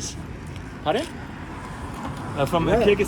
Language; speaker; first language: English; non-native, fluent; German